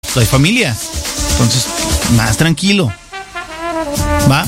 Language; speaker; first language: Spanish; native; Spanish